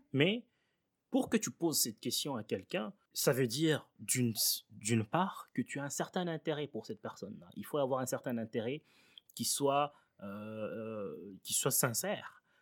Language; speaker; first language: French; early bilingual, other home language; Swahili